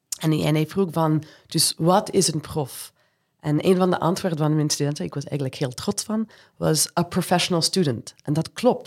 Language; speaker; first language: Dutch; non-native, fluent; English